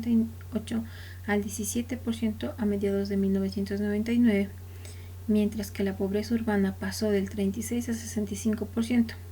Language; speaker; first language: Spanish; native; Spanish